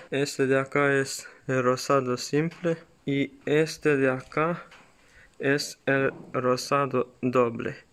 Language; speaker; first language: Spanish; non-native, learner; Serbian